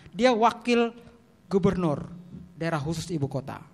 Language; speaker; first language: Indonesian; native; Indonesian